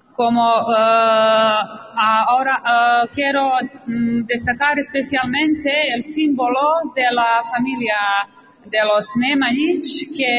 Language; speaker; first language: Spanish; non-native, fluent; Serbian